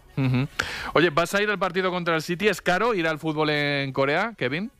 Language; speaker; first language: Spanish; native; Spanish